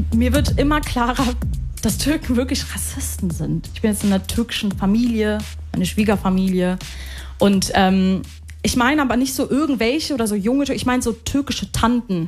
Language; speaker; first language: German; early bilingual, other home language; Arabic